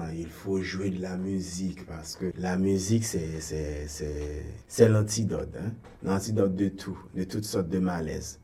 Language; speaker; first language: French; native; French